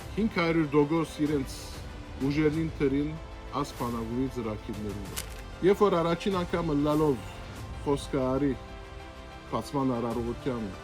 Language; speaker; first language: Armenian; early bilingual, heritage; Armenian